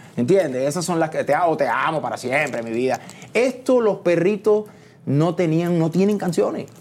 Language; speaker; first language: Spanish; native; Spanish